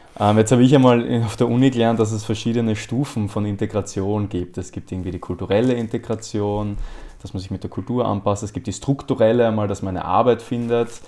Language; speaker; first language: German; native; German